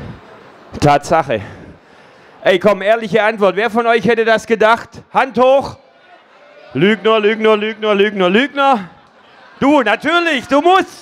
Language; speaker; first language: German; native; German